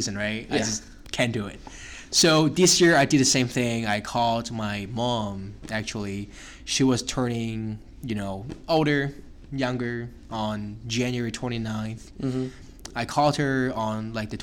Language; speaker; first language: English; non-native, local second language; Cantonese